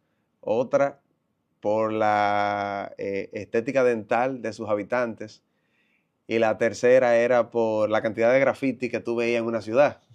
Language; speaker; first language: Spanish; native; Spanish